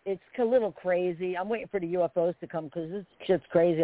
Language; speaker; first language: English; native; English